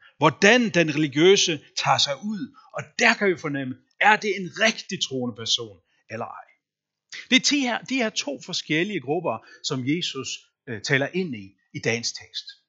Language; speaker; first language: Danish; non-native, local second language; Faroese